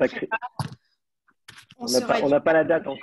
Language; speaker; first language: French; native; French